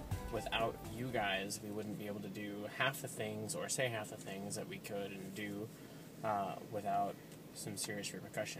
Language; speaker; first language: English; native; English